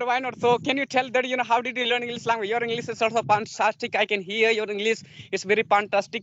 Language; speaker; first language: English; non-native, learner; Santali